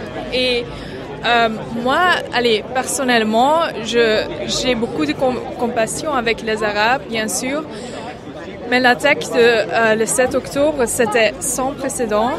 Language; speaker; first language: French; non-native, fluent; Persian